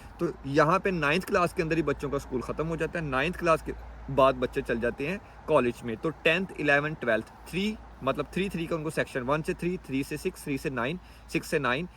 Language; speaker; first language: Urdu; native; Urdu